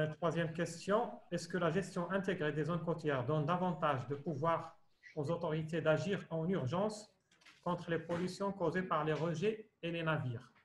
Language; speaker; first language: French; non-native, local second language; Arabic